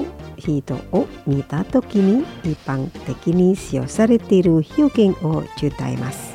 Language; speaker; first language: Japanese; non-native, fluent; Indonesian